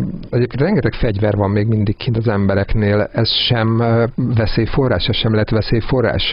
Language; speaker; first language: Hungarian; native; Hungarian